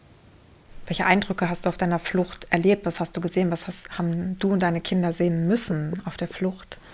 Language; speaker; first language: German; native; German